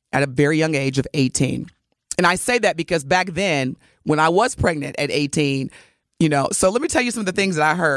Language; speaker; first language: English; native; English